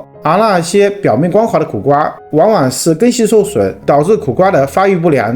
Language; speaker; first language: Chinese; native; Chinese